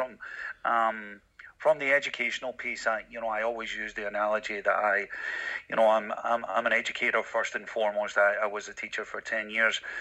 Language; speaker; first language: English; native; English